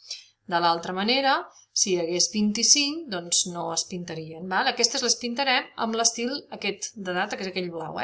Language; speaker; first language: Catalan; native; Catalan